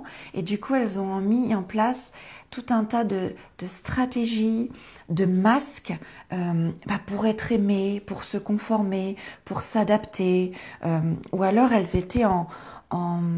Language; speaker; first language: French; native; French